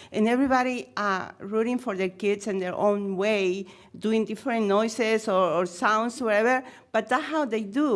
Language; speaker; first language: English; non-native, fluent; Spanish